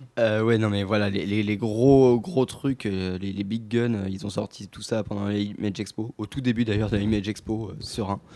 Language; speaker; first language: French; native; French